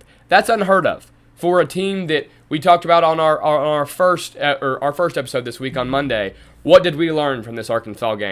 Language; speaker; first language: English; native; English